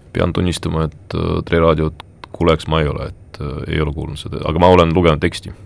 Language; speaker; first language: Estonian; non-native, local second language; Russian